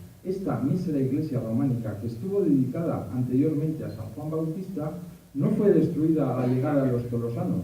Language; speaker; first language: Spanish; native; Spanish